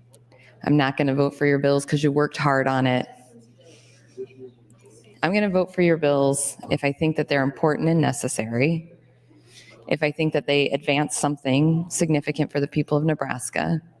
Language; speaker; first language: English; native; English